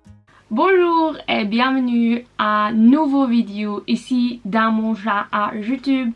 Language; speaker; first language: French; non-native, learner; Norwegian